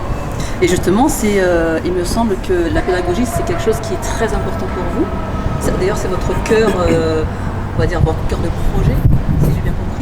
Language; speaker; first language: French; native; French